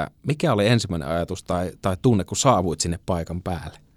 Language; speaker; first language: Finnish; native; Finnish